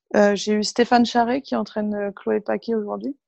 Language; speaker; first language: French; native; French